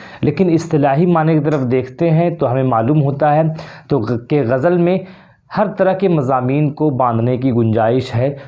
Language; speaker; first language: Urdu; native; Urdu